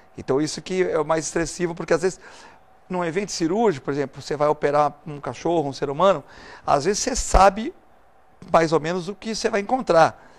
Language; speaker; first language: Portuguese; native; Portuguese